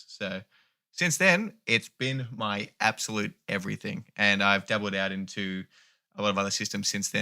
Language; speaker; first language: English; native; English